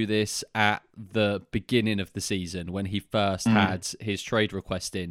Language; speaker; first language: English; native; English